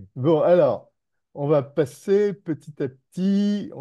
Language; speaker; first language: French; native; French